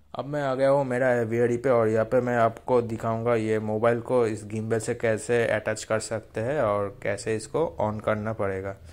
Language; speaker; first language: Hindi; native; Hindi